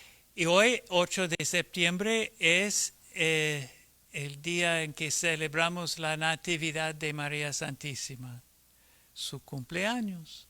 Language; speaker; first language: Spanish; non-native, fluent; English